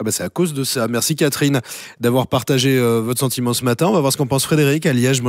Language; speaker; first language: French; native; French